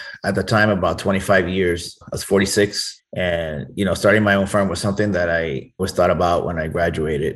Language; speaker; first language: English; native; English